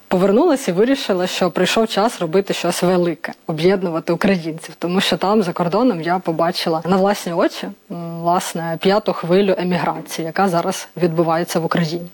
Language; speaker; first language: Ukrainian; native; Ukrainian